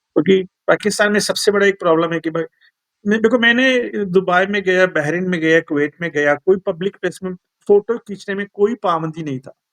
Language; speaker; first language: Hindi; non-native, local second language; Malayalam